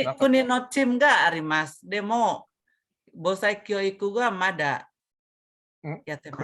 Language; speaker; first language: Japanese; non-native, learner; Indonesian